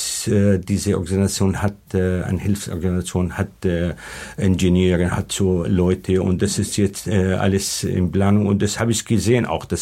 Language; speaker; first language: German; non-native, learner; Arabic